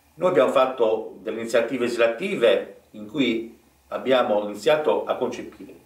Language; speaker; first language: Italian; native; Italian